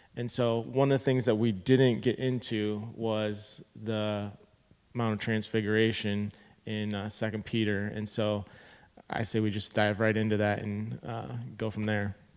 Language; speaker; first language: English; native; English